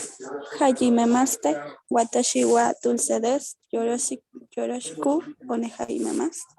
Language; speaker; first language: Japanese; non-native, learner; Spanish